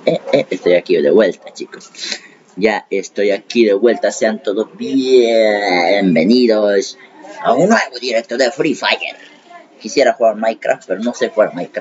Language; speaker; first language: Spanish; native; Spanish